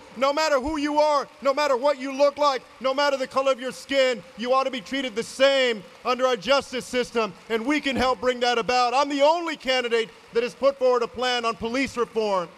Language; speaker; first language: English; native; English